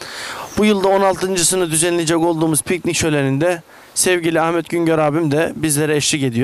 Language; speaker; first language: Turkish; native; Turkish